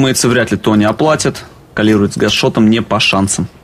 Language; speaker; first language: Russian; native; Russian